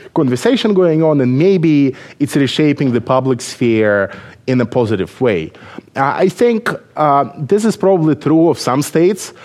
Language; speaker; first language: English; non-native, fluent; Russian